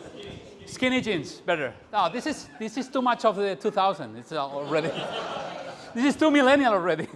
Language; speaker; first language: English; non-native, fluent; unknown